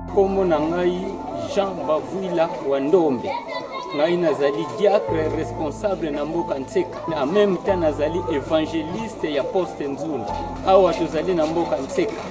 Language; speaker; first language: Lingala; non-native, local second language; Kongo